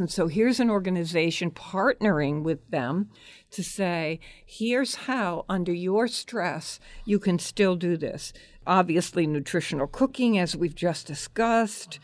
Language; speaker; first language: English; native; English